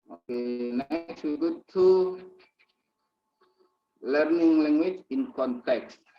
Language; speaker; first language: English; non-native, learner; Indonesian